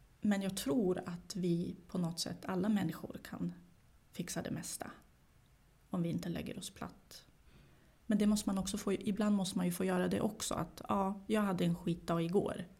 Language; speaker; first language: Swedish; early bilingual, other home language; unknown